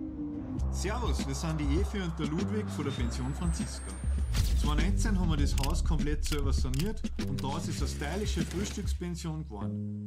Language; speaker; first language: German; native; German